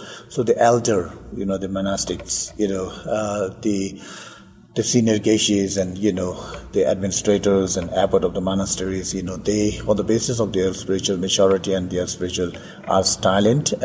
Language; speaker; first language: English; non-native, local second language; Tibetan